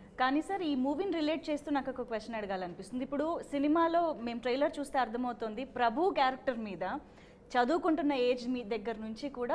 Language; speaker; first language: Telugu; native; Telugu